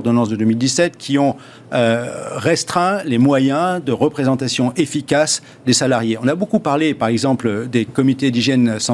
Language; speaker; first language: French; native; French